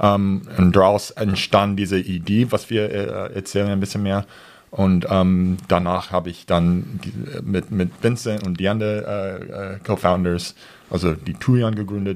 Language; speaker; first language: German; non-native, fluent; English